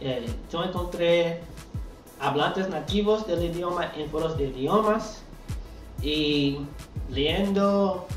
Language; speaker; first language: Spanish; non-native, learner; English